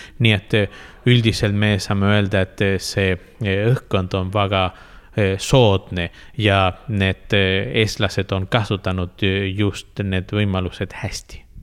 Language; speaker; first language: Estonian; non-native, fluent; Spanish